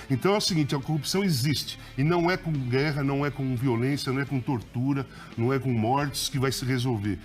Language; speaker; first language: Portuguese; native; Portuguese